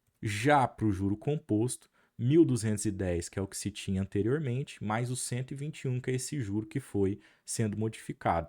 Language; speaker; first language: Portuguese; native; Portuguese